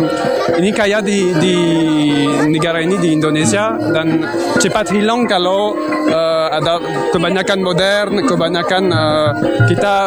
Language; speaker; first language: Indonesian; non-native, learner; French